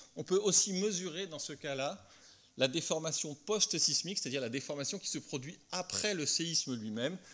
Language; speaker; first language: French; native; French